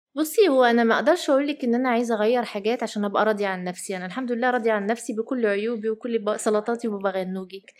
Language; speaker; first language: Arabic; early bilingual, heritage; Arabic